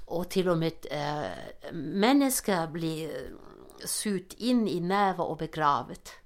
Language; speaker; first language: Norwegian; non-native, fluent; German